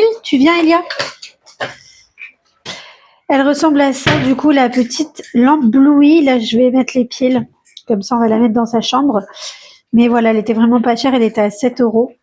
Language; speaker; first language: French; native; French